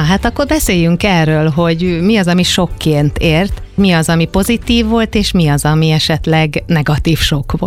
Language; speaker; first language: Hungarian; native; Hungarian